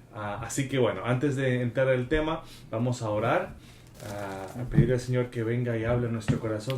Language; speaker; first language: Spanish; native; Spanish